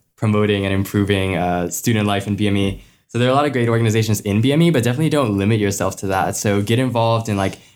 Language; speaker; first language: English; native; English